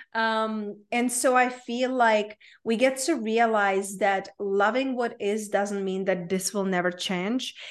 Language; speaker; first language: English; non-native, fluent; Czech